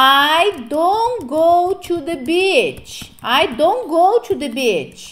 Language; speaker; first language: English; non-native, fluent; Portuguese